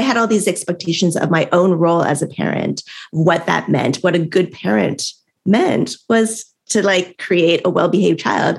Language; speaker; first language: English; native; English